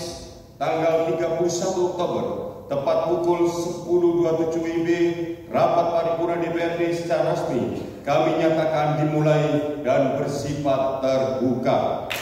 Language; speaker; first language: Indonesian; native; Indonesian